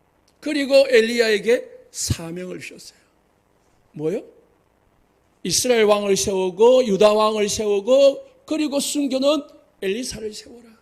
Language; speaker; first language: Korean; native; Korean